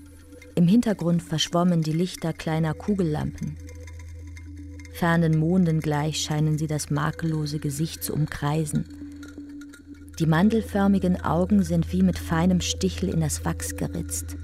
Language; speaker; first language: German; native; German